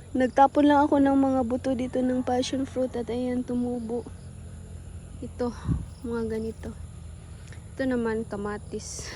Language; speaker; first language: Filipino; native; Filipino